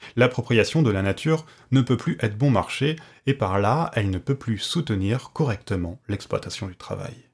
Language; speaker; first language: French; native; French